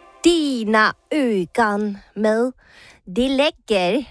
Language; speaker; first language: Swedish; non-native, learner; Danish